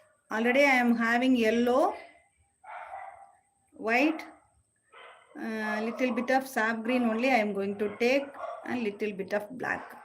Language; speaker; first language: English; non-native, local second language; Tamil